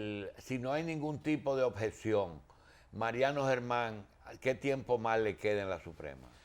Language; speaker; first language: Spanish; native; Spanish